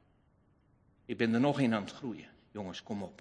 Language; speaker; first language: Dutch; native; Dutch